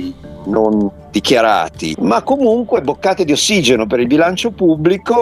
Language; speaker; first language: Italian; native; Italian